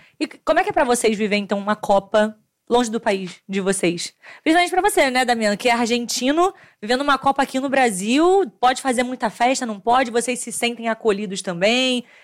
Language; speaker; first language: Portuguese; native; Portuguese